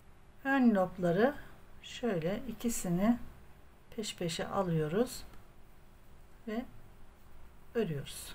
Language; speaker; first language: Turkish; native; Turkish